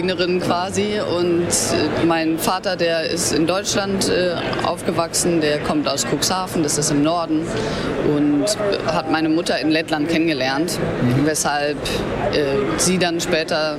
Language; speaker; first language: German; non-native, local second language; Latvian